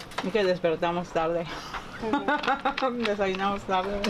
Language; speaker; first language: Spanish; native; Spanish